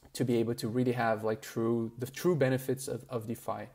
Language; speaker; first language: English; non-native, fluent; Portuguese